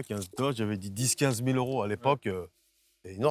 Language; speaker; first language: French; native; French